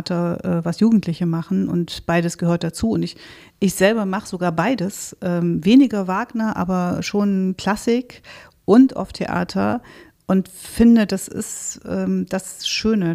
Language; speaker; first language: German; native; German